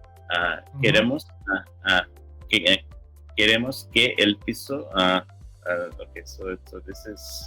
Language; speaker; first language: Spanish; non-native, learner; English